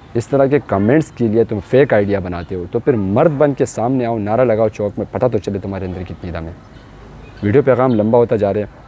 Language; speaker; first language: Urdu; non-native, local second language; Pashto